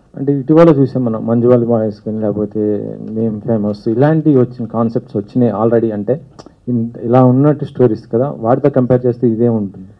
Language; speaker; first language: Telugu; native; Telugu